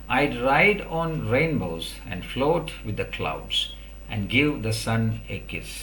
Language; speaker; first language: English; non-native, local second language; Malayalam